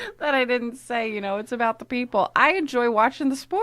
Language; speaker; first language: English; native; English